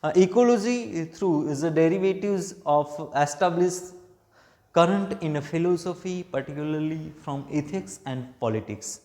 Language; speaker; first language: English; non-native, local second language; Gujarati